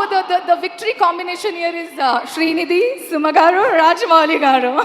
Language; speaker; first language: Telugu; non-native, learner; Kannada